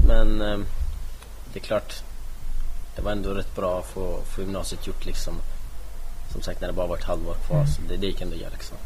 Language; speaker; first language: Swedish; early bilingual, other home language; Bosnian